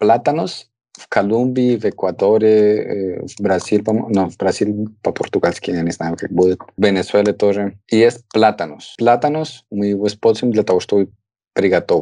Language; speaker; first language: Russian; non-native, fluent; Spanish